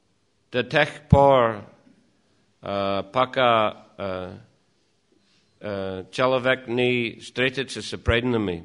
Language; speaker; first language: Russian; non-native, fluent; English